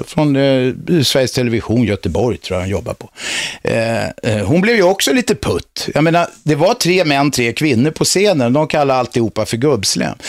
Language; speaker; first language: Swedish; native; Swedish